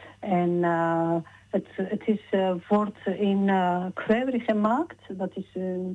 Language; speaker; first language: Dutch; non-native, fluent; Georgian